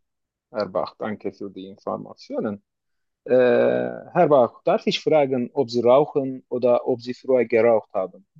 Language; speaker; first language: German; non-native, learner; Turkish